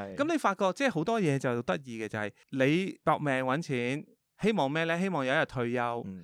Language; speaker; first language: Cantonese; early bilingual, heritage; Cantonese